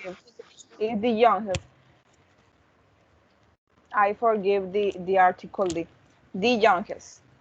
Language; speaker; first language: English; non-native, learner; Spanish